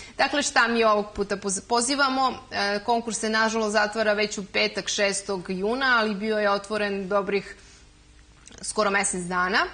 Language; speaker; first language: Serbian; native; Serbian